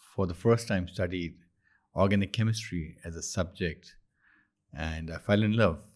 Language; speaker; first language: English; non-native, local second language; Urdu